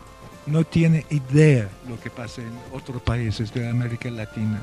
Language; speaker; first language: Spanish; non-native, fluent; Welsh